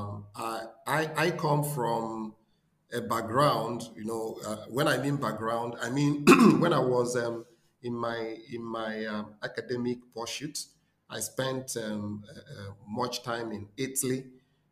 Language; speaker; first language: English; non-native, local second language; Igbo